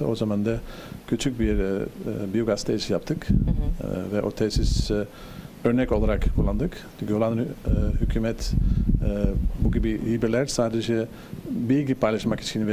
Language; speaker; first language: Turkish; non-native, learner; Dutch